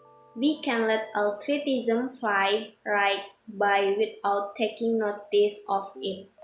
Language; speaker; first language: English; non-native, fluent; Indonesian